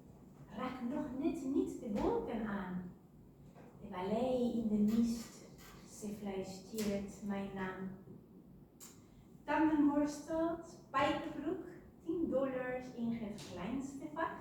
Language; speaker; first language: Dutch; non-native, fluent; Spanish